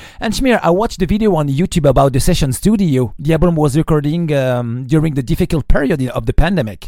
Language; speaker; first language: English; non-native, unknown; French